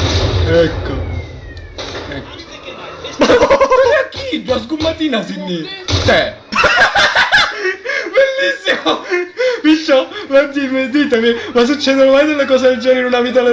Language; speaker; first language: Italian; native; Italian